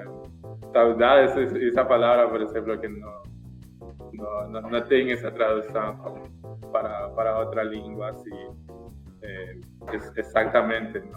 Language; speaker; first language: Portuguese; non-native, learner; Spanish